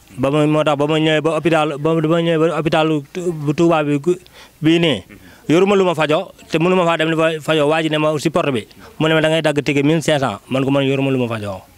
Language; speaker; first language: Wolof; native; Wolof